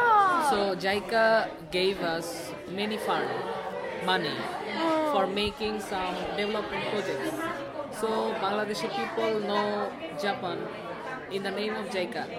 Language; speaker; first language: English; non-native, learner; Bangla